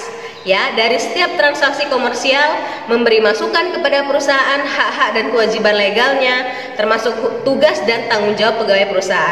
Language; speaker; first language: Indonesian; native; Indonesian